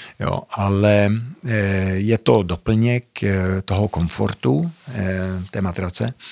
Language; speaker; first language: Czech; early bilingual, heritage; Czech